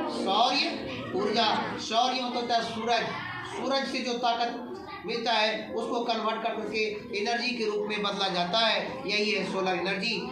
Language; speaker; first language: Hindi; native; Hindi